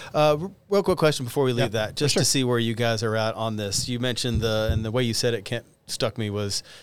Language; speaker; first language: English; native; English